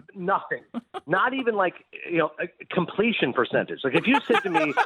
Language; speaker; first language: English; native; English